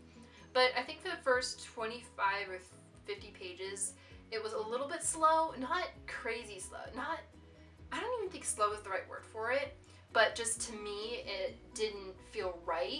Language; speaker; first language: English; native; English